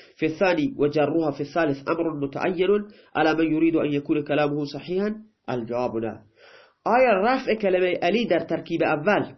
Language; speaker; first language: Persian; non-native, local second language; Baluchi